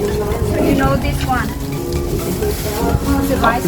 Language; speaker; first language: English; non-native, learner; Vietnamese